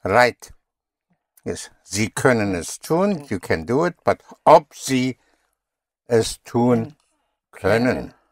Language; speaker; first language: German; non-native, fluent; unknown